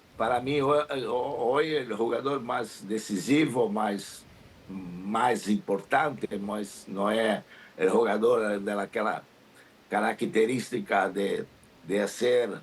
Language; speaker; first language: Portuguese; non-native, learner; Spanish